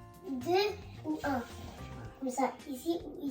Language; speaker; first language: French; early bilingual, other home language; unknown